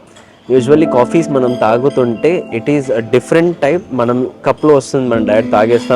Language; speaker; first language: Telugu; native; Telugu